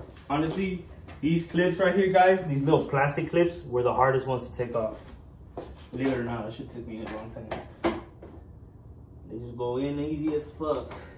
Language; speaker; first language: English; early bilingual, other home language; Spanish